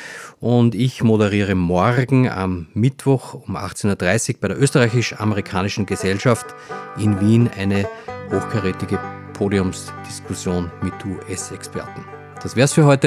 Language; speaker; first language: German; native; German